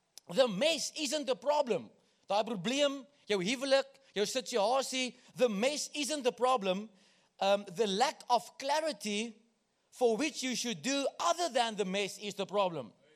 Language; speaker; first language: English; non-native, local second language; Afrikaans